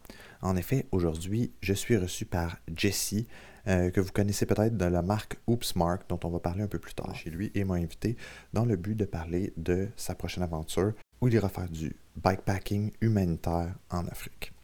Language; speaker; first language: French; native; French